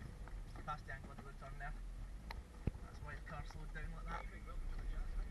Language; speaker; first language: English; native; English